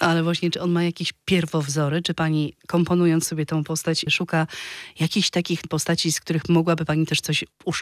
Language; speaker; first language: Polish; native; Polish